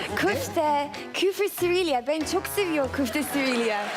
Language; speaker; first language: Turkish; non-native, learner; English